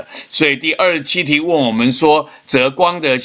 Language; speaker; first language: Chinese; native; Chinese